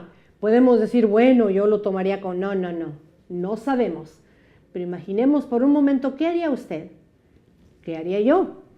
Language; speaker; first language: Spanish; native; Spanish